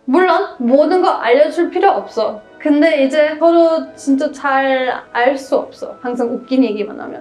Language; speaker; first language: Korean; non-native, fluent; German